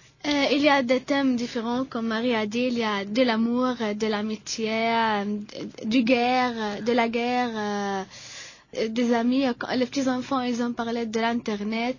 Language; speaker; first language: French; non-native, learner; Arabic